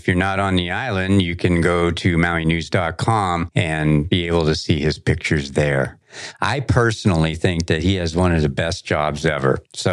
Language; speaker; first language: English; native; English